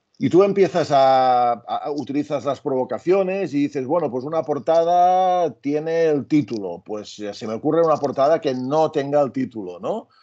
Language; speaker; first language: Spanish; native; Spanish